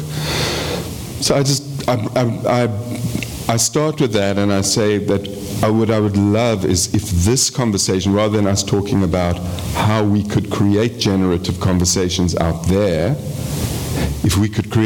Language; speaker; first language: English; native; English